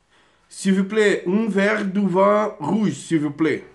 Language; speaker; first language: French; non-native, learner; Portuguese